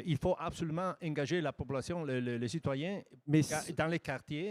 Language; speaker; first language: French; non-native, fluent; Italian